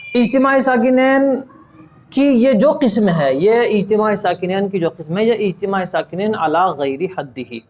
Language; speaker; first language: Urdu; native; Urdu